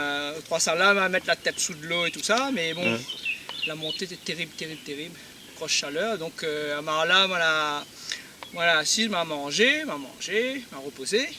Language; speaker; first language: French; non-native, local second language; Réunion Creole French